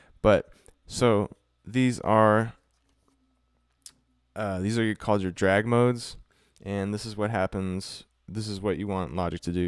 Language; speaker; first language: English; native; English